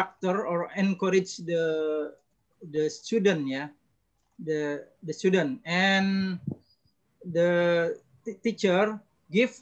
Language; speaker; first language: English; non-native, learner; Indonesian